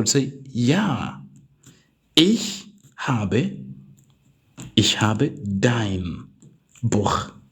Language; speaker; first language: German; non-native, learner; English